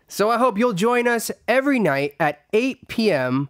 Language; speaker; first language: English; early bilingual, other home language; Korean